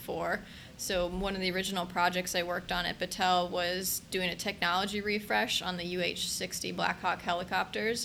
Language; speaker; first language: English; native; English